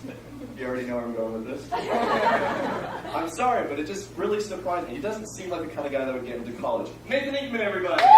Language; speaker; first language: English; native; English